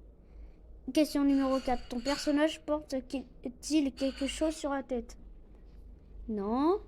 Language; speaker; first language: French; non-native, local second language; Arabic